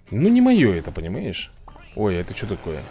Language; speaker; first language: Russian; native; Russian